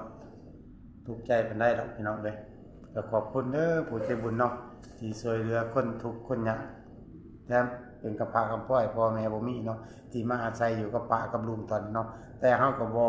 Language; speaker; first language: Thai; non-native, local second language; Northeastern Thai